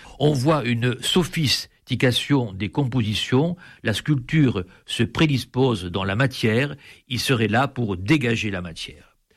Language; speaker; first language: French; native; French